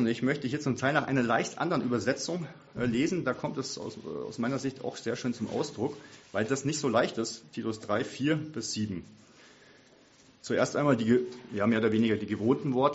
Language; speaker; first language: German; native; German